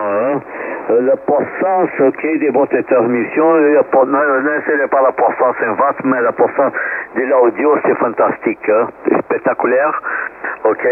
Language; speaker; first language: French; non-native, learner; Portuguese